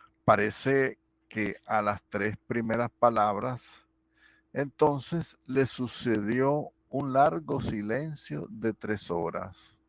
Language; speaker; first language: Spanish; native; Spanish